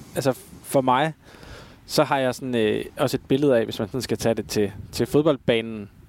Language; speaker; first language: Danish; native; Danish